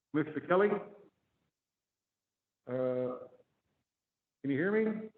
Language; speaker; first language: English; native; English